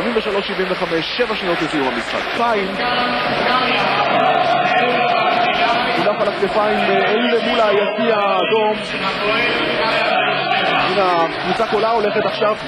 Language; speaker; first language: Hebrew; native; Hebrew